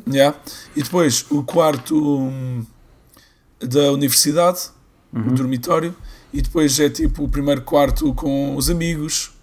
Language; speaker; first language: Portuguese; native; Portuguese